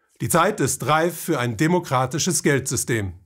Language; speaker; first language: German; native; German